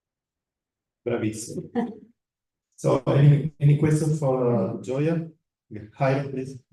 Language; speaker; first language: English; non-native, fluent; Italian